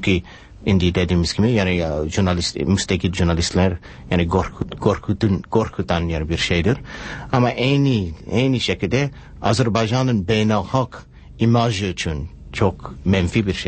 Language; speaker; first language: Turkish; non-native, fluent; English